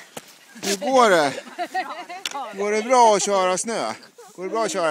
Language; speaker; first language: Swedish; native; Swedish